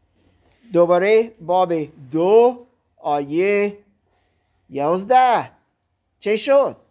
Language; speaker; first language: Persian; non-native, learner; German